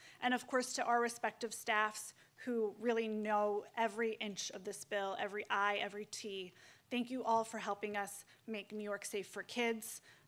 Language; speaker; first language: English; native; English